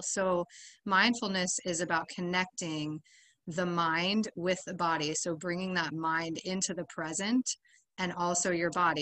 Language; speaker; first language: English; native; English